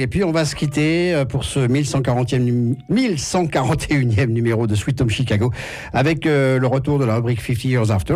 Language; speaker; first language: French; native; French